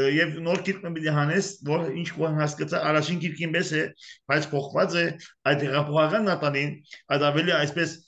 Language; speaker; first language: Armenian; early bilingual, heritage; Armenian